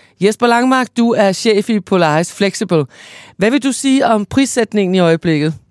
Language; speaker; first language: Danish; native; Danish